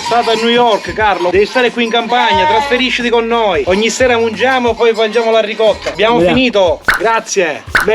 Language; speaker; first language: Italian; native; Italian